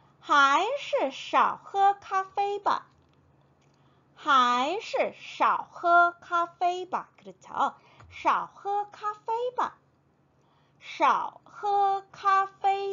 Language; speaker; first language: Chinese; non-native, fluent; Korean